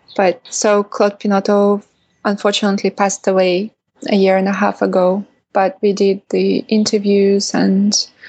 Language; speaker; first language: English; non-native, fluent; Russian